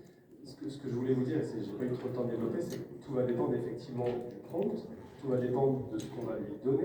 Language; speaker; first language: French; native; French